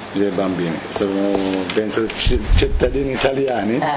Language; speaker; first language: Italian; non-native, learner; Arabic